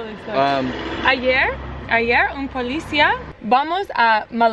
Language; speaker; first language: Spanish; non-native, learner; English